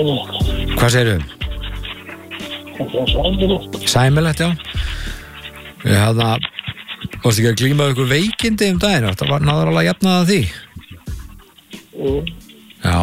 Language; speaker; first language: Icelandic; native; Icelandic